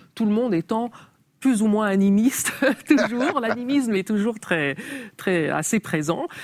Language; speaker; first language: French; native; French